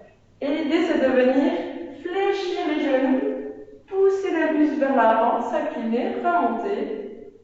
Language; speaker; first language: French; native; French